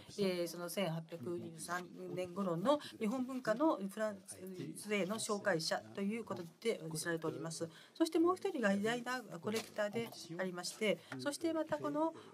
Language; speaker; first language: Japanese; non-native, fluent; French